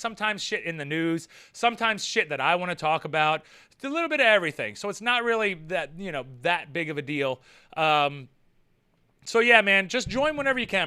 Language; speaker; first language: English; native; English